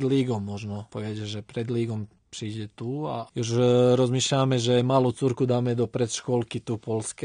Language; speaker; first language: Polish; non-native, learner; Croatian